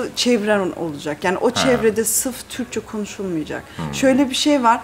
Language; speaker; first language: Turkish; early bilingual, heritage; Turkish